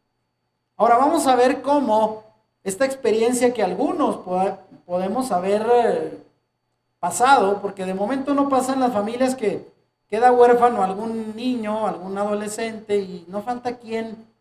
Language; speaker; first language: Spanish; native; Spanish